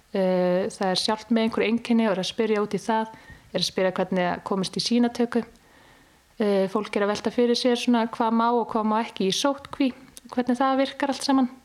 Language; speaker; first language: Icelandic; native; Icelandic